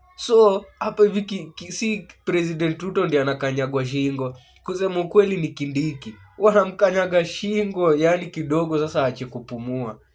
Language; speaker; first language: Swahili; native; Swahili